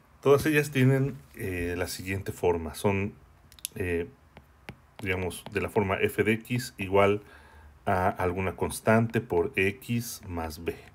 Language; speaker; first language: Spanish; native; Spanish